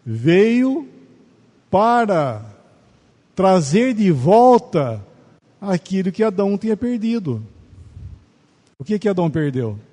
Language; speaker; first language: Portuguese; native; Portuguese